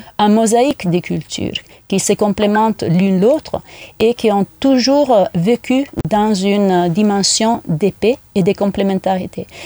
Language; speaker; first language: French; non-native, fluent; Italian